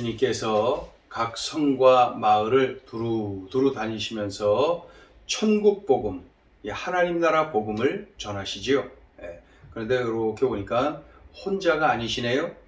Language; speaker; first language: Korean; native; Korean